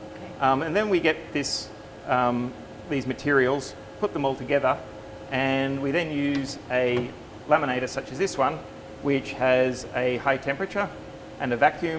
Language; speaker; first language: English; native; English